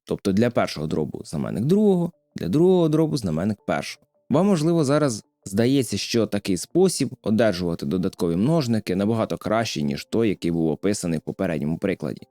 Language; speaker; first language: Ukrainian; native; Ukrainian